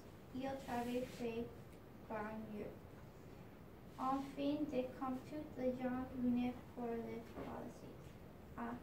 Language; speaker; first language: French; non-native, learner; English